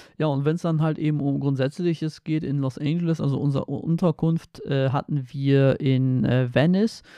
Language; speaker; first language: German; early bilingual, other home language; Polish